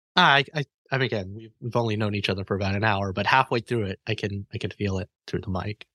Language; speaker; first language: English; native; English